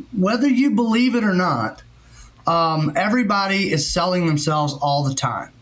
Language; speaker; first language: English; native; English